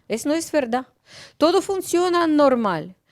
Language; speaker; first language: Spanish; non-native, learner; Ukrainian